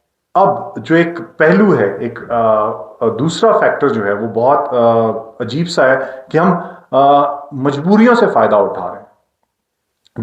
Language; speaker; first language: Urdu; non-native, local second language; Northern Hindko